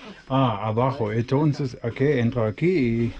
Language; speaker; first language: Spanish; non-native, learner; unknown